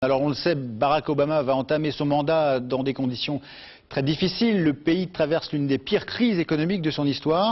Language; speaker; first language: French; native; French